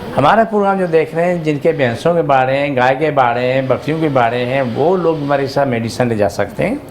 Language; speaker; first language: Urdu; non-native, local second language; Pashto